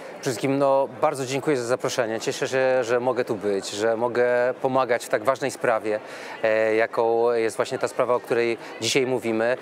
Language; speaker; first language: Polish; native; Polish